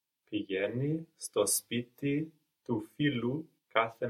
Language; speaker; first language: Greek; non-native, learner; English